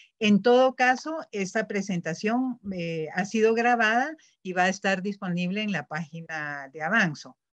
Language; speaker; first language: Spanish; native; Spanish